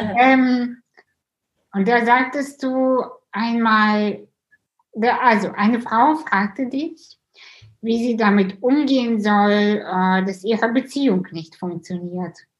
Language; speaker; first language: German; early bilingual, other home language; Russian